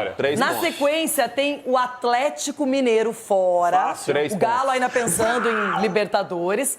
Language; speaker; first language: Portuguese; native; Portuguese